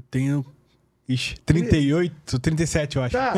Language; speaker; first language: Portuguese; native; Portuguese